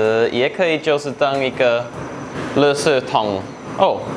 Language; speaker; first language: Chinese; non-native, fluent; English